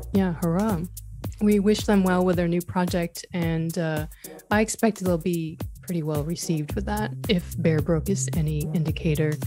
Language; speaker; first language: English; native; English